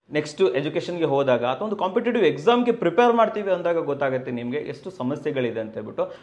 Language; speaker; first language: Kannada; native; Kannada